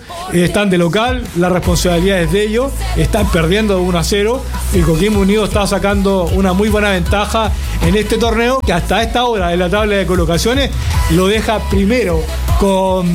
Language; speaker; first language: Spanish; native; Spanish